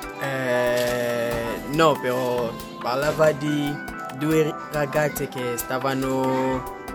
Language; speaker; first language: Italian; non-native, learner; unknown